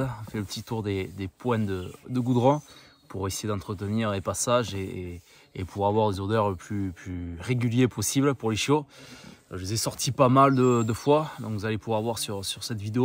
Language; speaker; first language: French; native; French